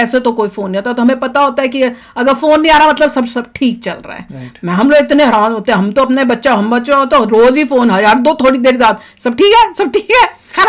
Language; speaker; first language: Hindi; native; Hindi